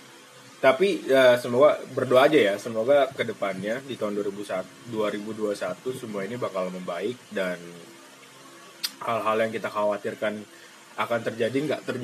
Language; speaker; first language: Indonesian; native; Indonesian